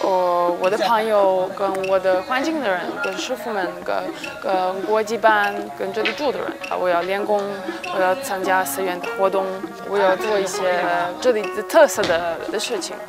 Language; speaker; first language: Chinese; non-native, fluent; Serbian